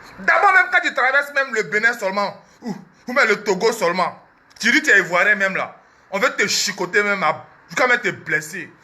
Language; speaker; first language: French; early bilingual, other home language; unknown